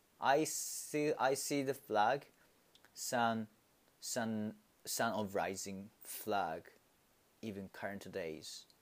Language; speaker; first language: English; non-native, learner; Japanese